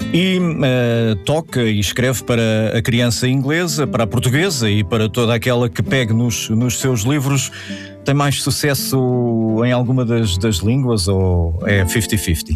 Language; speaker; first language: Portuguese; native; Portuguese